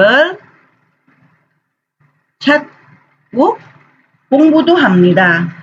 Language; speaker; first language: Korean; non-native, fluent; Indonesian